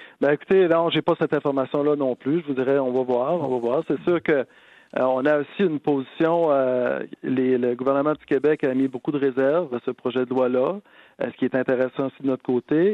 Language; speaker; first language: French; native; French